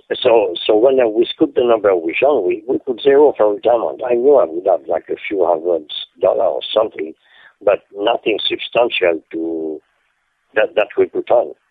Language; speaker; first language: English; non-native, fluent; French